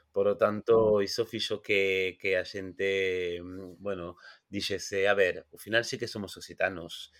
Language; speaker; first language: Galician; non-native, fluent; French